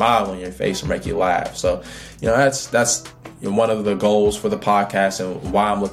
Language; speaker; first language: English; native; English